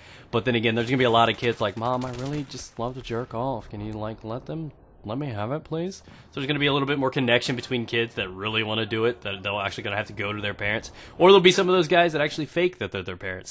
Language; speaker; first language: English; native; English